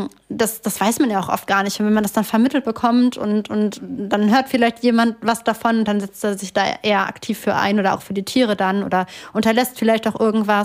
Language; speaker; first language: German; native; German